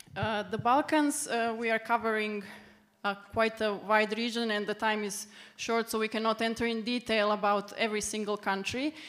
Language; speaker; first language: English; non-native, fluent; Serbian